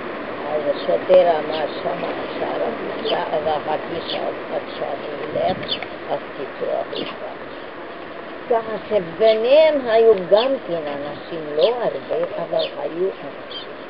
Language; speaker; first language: Hebrew; non-native, fluent; Hungarian